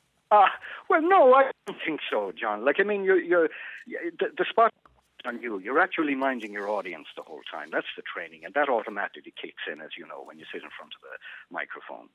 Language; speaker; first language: English; native; English